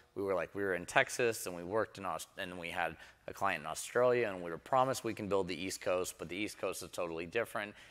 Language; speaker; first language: English; native; English